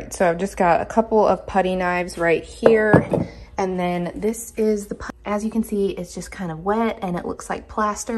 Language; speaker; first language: English; native; English